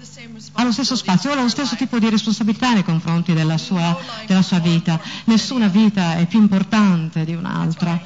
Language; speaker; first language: Italian; native; Italian